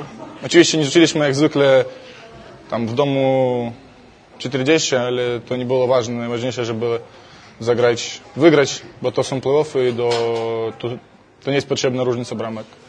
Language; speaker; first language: Polish; non-native, fluent; Russian